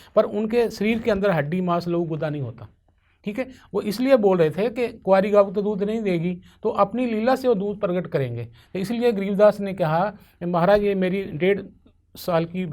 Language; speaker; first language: Hindi; non-native, local second language; Punjabi